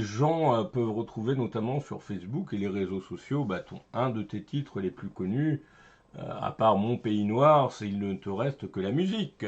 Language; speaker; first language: French; native; French